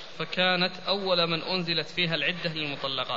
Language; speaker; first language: Arabic; native; Arabic